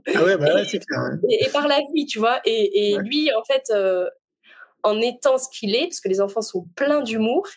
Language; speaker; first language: French; native; French